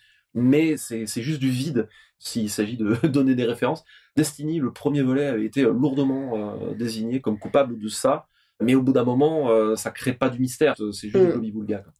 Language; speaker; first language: French; native; French